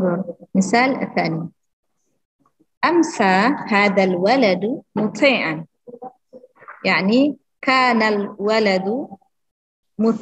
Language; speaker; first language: Arabic; non-native, fluent; Indonesian